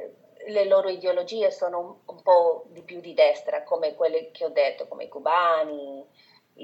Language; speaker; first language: Italian; non-native, fluent; Spanish